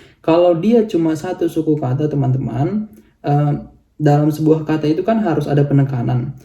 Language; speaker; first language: Indonesian; native; Indonesian